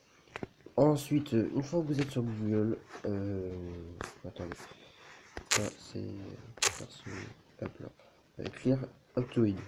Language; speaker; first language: French; native; French